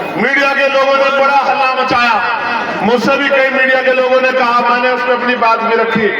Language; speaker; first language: Hindi; native; Hindi